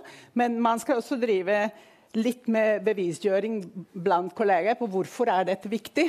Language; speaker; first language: Norwegian; non-native, fluent; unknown